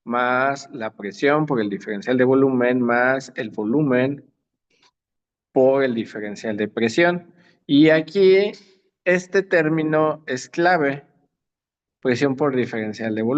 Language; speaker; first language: Spanish; native; Spanish